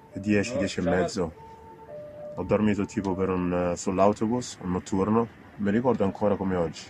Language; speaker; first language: Italian; early bilingual, other home language; Arabic